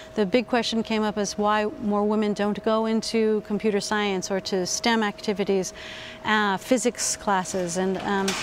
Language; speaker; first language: English; native; English